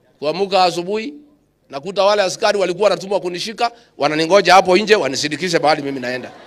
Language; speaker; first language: Swahili; non-native, local second language; Kikuyu